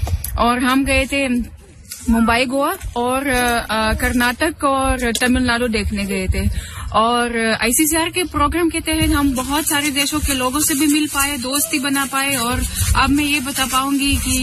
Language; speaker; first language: Hindi; non-native, fluent; Russian